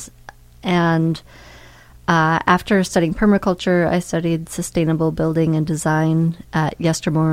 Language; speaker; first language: English; native; English